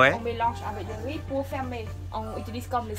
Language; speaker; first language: French; non-native, learner; Khmer